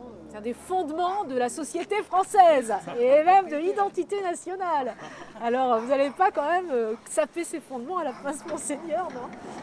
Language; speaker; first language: French; native; French